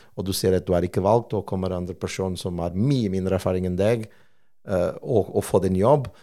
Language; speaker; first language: Norwegian; non-native, fluent; Portuguese